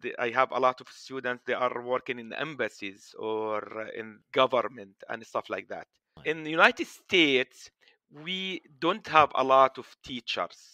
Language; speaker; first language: English; non-native, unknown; Arabic